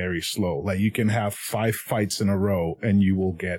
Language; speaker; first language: English; non-native, fluent; Spanish